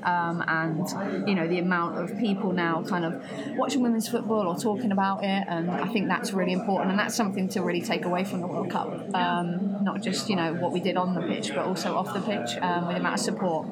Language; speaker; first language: English; native; English